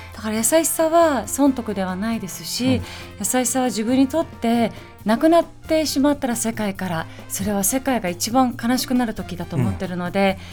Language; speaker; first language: Japanese; early bilingual, other home language; Persian